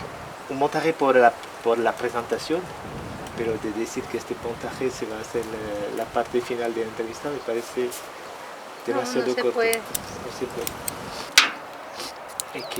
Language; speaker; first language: Spanish; non-native, learner; French